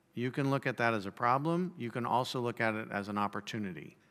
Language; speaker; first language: English; native; English